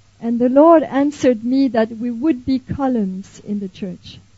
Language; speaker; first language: English; non-native, fluent; French